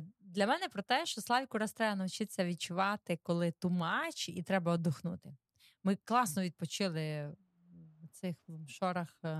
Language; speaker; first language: Ukrainian; native; Ukrainian